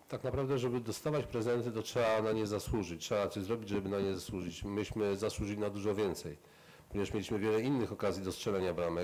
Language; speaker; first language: Polish; native; Polish